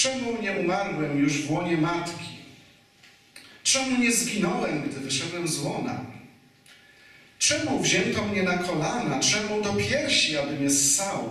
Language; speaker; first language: Polish; native; Polish